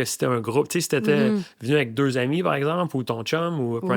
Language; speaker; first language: French; native; French